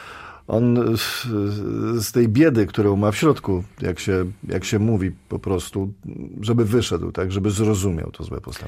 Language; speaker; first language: Polish; native; Polish